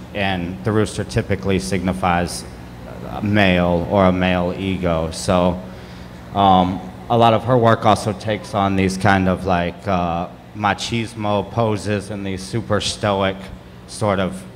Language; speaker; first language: English; native; English